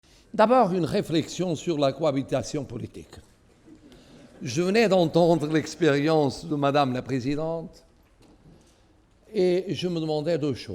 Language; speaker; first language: French; non-native, fluent; Portuguese